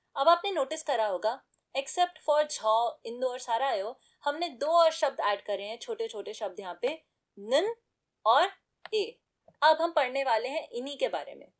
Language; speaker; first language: Hindi; native; Hindi